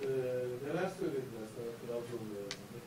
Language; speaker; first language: Turkish; native; Turkish